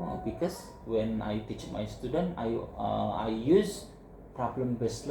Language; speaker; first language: English; non-native, learner; Indonesian